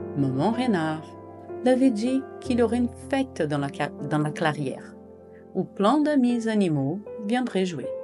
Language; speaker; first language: French; non-native, fluent; Portuguese